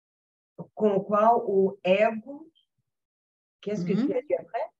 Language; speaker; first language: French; non-native, fluent; Portuguese